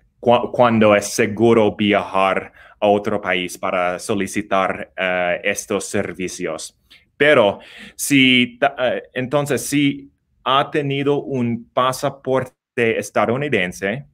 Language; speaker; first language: Spanish; non-native, learner; English